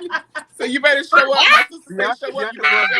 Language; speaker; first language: English; native; English